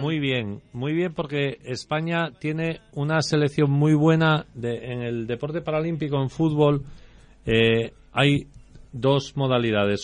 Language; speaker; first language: Spanish; native; Spanish